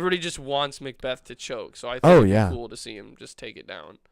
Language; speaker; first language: English; native; English